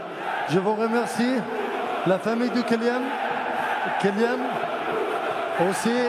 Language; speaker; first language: French; non-native, learner; Arabic